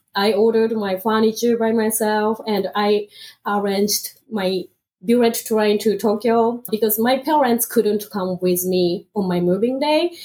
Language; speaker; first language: English; non-native, fluent; Japanese